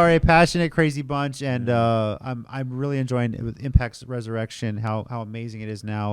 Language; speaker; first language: English; native; English